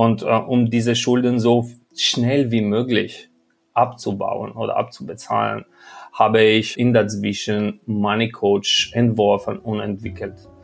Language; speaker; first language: German; non-native, fluent; Albanian